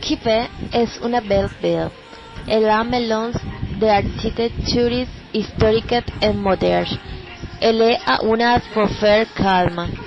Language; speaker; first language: French; non-native, learner; Spanish